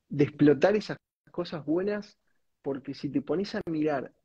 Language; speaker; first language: Spanish; native; Spanish